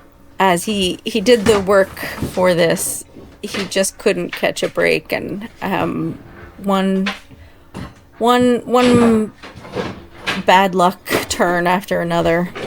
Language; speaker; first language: English; native; English